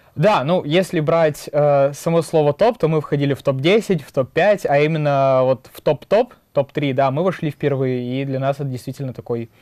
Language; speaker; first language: Russian; native; Russian